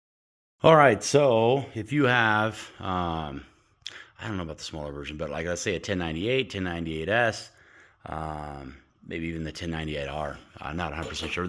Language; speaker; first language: English; native; English